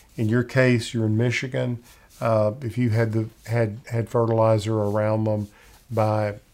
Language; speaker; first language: English; native; English